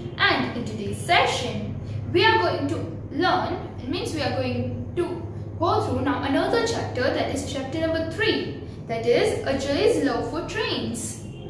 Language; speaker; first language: English; non-native, local second language; Gujarati